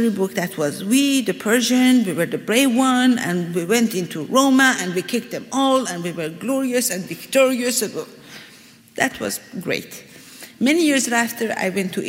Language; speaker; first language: English; non-native, fluent; Persian